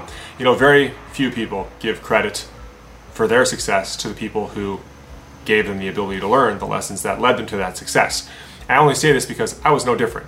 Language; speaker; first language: English; native; English